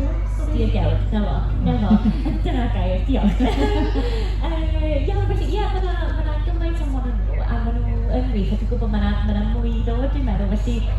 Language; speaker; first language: Welsh; non-native, local second language; English